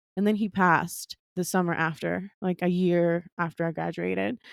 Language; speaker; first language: English; non-native, fluent; Spanish